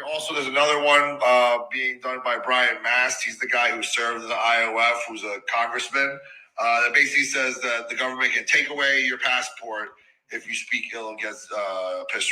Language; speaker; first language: English; native; English